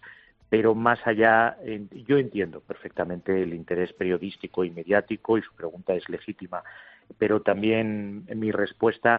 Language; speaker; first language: Spanish; native; Spanish